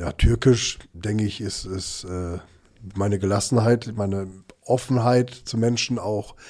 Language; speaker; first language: German; early bilingual, other home language; Turkish